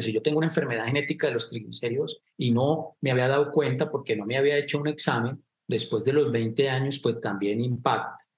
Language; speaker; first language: Spanish; native; Spanish